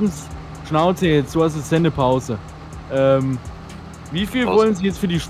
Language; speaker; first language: German; native; German